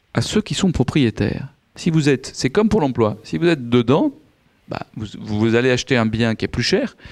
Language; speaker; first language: French; native; French